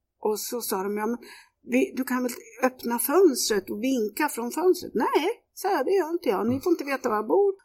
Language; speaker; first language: Swedish; native; Swedish